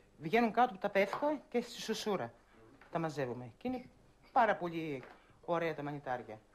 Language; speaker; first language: Greek; native; Greek